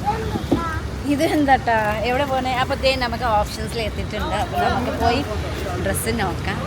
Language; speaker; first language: Malayalam; non-native, learner; Nepali